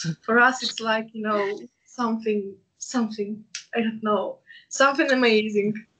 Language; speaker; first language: English; non-native, fluent; Russian